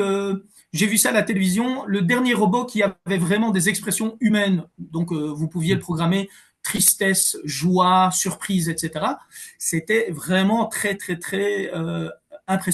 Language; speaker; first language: French; native; French